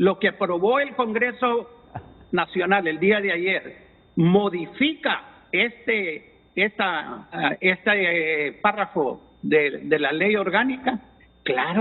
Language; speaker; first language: Spanish; native; Spanish